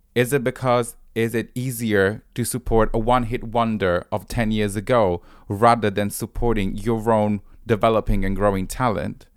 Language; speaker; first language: English; non-native, fluent; Italian